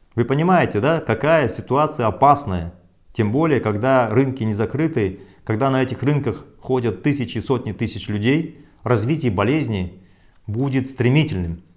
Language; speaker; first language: Russian; non-native, local second language; Kazakh